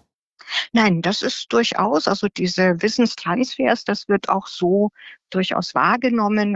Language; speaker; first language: German; native; German